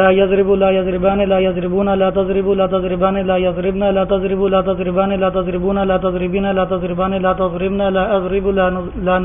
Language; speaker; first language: Arabic; non-native, learner; Urdu